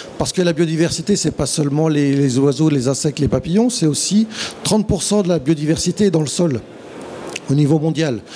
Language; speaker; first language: French; native; French